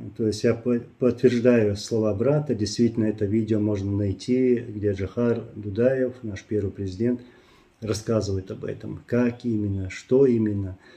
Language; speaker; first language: Russian; non-native, local second language; Chechen